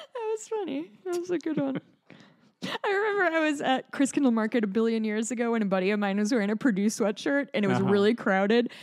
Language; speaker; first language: English; native; English